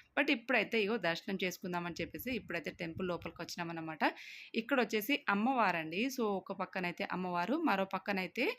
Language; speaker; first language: Telugu; non-native, local second language; Lambadi